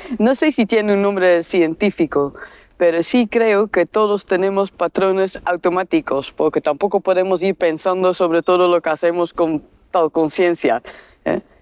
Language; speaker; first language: Spanish; non-native, fluent; Dutch